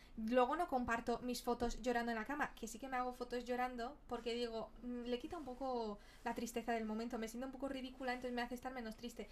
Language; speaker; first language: Spanish; early bilingual, other home language; Portuguese